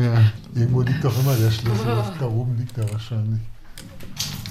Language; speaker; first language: German; native; German